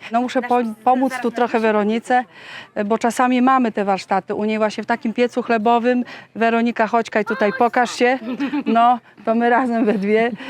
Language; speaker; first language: Polish; native; Polish